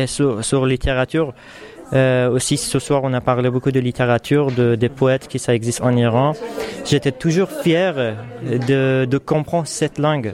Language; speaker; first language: French; non-native, fluent; Persian